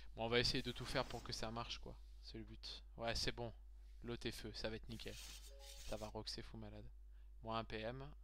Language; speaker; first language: French; native; French